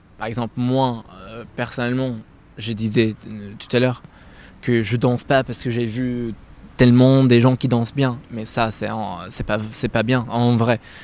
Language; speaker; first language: French; non-native, fluent; Arabic